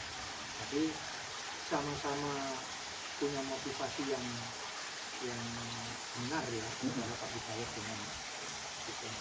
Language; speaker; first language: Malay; non-native, local second language; Javanese